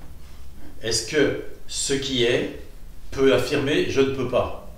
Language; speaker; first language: French; native; French